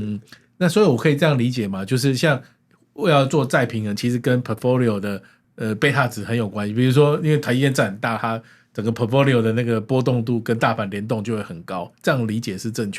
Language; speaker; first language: Chinese; native; Chinese